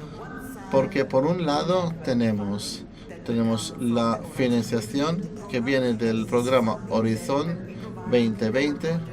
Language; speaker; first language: Spanish; non-native, fluent; Italian